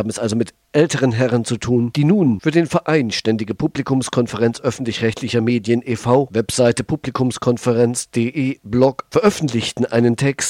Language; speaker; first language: German; native; German